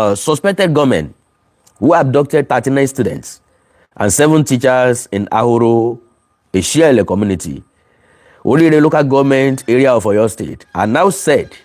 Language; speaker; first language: English; non-native, local second language; Yoruba